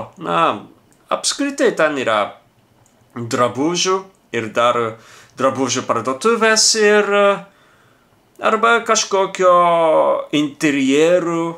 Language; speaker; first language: Lithuanian; non-native, learner; Japanese